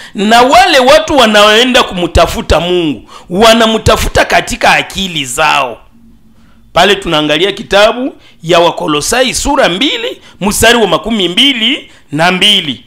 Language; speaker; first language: Swahili; native; Swahili